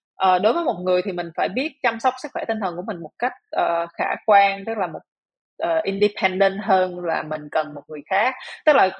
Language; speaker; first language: Vietnamese; native; Vietnamese